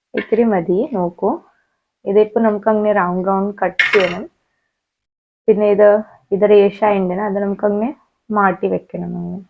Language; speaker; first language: Malayalam; native; Malayalam